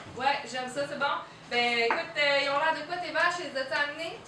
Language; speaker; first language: French; native; French